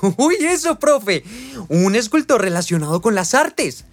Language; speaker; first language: Spanish; native; Spanish